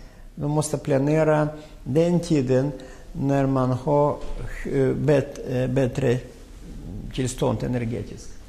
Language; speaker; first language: Swedish; non-native, fluent; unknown